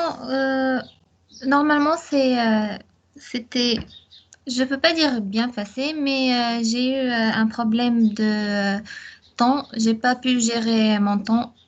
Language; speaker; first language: French; non-native, local second language; Arabic